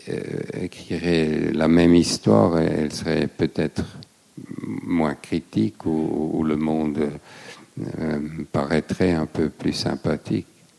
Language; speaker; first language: French; non-native, fluent; German